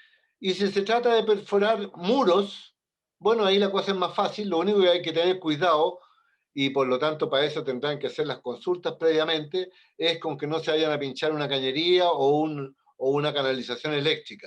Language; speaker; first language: Spanish; native; Spanish